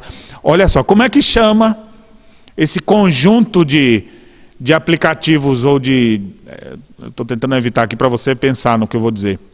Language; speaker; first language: Portuguese; native; Portuguese